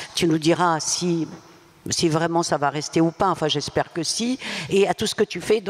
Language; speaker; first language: French; non-native, local second language; Arabic